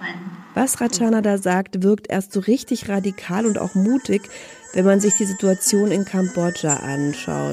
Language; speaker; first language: German; native; German